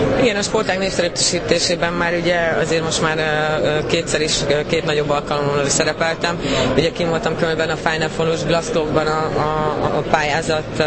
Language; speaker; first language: Hungarian; native; Hungarian